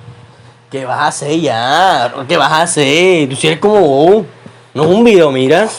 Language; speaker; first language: Spanish; native; Spanish